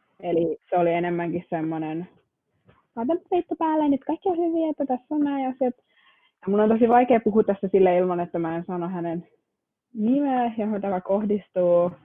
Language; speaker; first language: Finnish; early bilingual, other home language; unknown